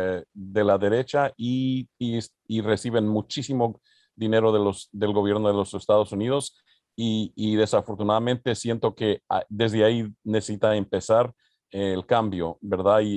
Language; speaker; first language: Spanish; early bilingual, other home language; English